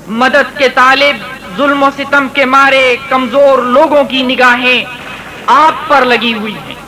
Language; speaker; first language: Urdu; native; Urdu